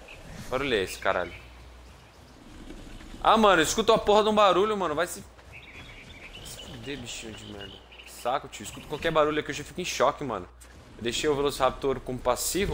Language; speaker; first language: Portuguese; native; Portuguese